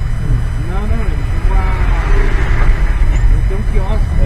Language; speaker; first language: Portuguese; native; Portuguese